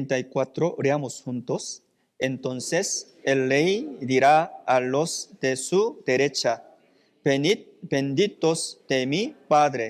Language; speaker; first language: Spanish; non-native, fluent; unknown